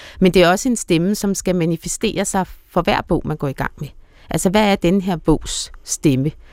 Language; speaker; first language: Danish; native; Danish